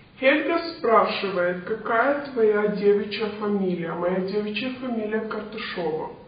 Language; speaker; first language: Russian; non-native, local second language; Romanian